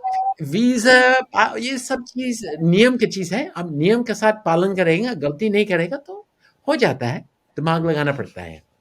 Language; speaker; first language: Hindi; non-native, fluent; English